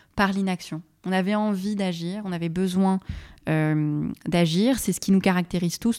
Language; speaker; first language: French; non-native, local second language; Arabic